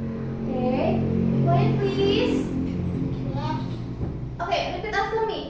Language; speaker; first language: English; non-native, fluent; Indonesian